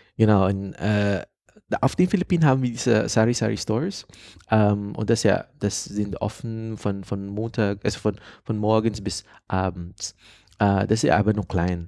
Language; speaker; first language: German; non-native, fluent; Filipino